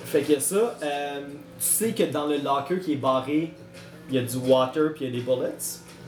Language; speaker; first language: French; native; French